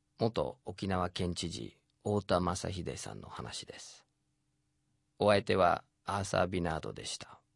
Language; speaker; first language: Japanese; non-native, fluent; English